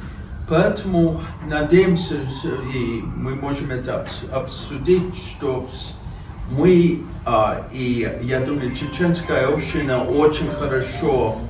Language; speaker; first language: Russian; non-native, fluent; English